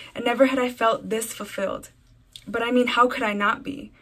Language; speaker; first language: English; early bilingual, other home language; Spanish